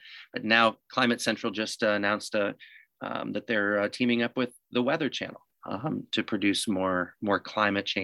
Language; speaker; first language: English; native; English